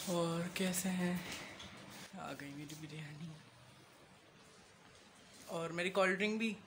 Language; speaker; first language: Hindi; native; Hindi